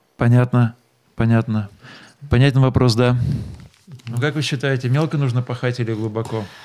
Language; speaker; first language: Russian; native; Russian